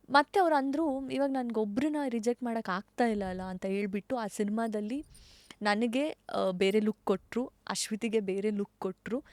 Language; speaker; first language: Kannada; non-native, local second language; Tulu